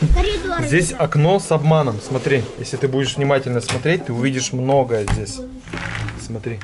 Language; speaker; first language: Russian; native; Russian